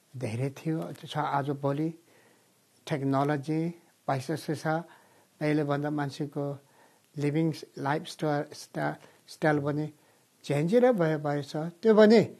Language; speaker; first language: Nepali; non-native, fluent; Tibetan